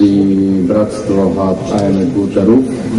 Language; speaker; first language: German; non-native, learner; Slovak